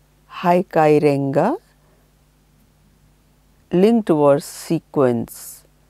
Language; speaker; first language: English; non-native, local second language; Hindi